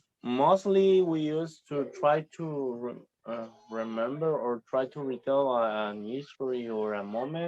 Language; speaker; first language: English; non-native, learner; Spanish